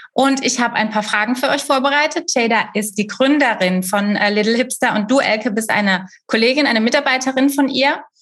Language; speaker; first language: German; native; German